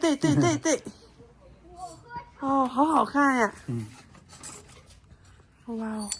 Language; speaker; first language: Chinese; non-native, learner; Vietnamese